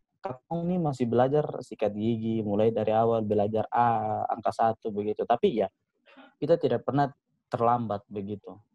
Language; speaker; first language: Indonesian; native; Indonesian